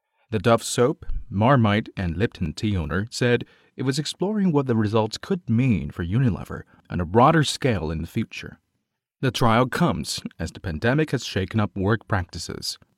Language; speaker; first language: English; non-native, fluent; Chinese